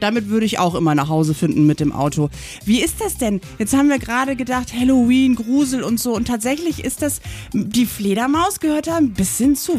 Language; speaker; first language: German; native; German